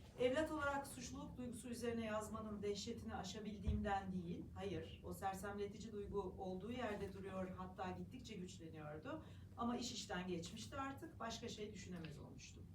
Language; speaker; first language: Turkish; native; Turkish